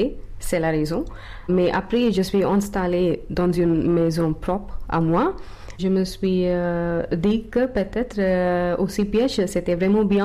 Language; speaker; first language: French; non-native, learner; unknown